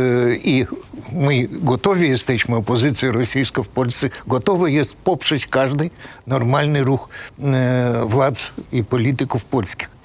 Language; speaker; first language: Polish; non-native, fluent; Russian